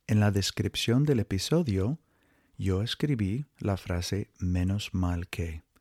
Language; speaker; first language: Spanish; non-native, fluent; English